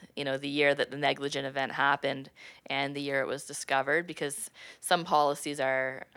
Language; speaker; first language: English; native; English